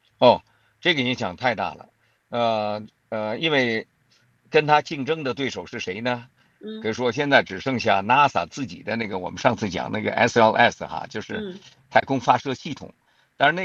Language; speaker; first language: Chinese; native; Chinese